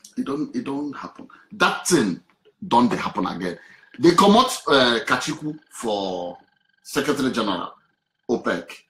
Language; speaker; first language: Nigerian Pidgin; non-native, local second language; Igbo